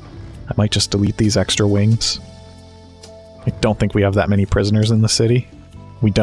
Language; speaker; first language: English; native; English